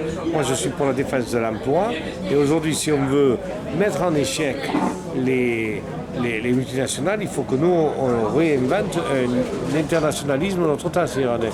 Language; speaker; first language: French; native; French